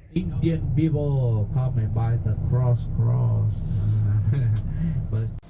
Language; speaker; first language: English; non-native, local second language; Vietnamese